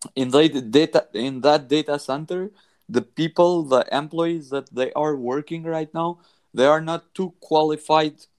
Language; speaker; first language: English; non-native, fluent; Albanian